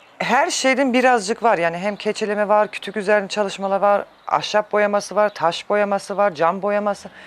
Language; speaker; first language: Turkish; early bilingual, heritage; Turkish